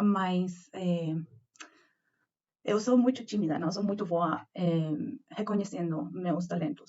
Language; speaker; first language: Portuguese; non-native, learner; Spanish